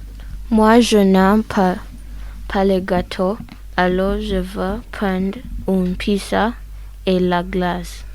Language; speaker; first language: French; non-native, learner; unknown